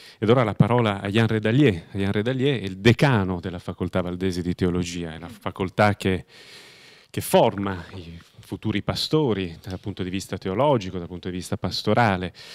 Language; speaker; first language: Italian; native; Italian